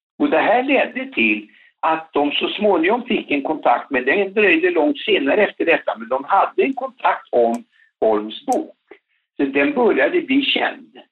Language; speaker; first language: Swedish; native; Swedish